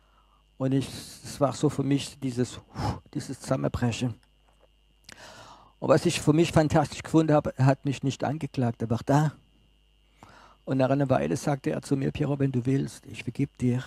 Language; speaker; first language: German; non-native, fluent; French